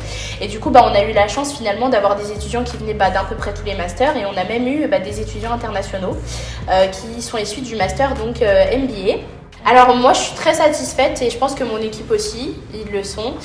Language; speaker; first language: French; native; French